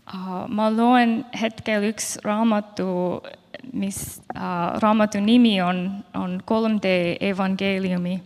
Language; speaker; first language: Estonian; non-native, learner; Finnish